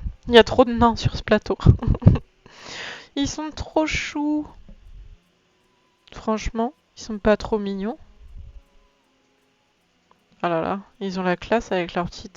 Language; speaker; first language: French; native; French